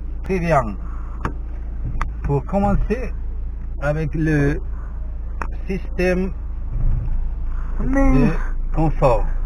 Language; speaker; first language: French; non-native, learner; Spanish